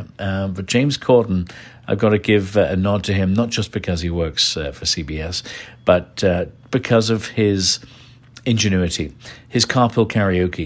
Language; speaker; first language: English; native; English